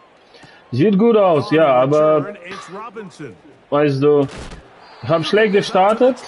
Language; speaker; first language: German; non-native, learner; Russian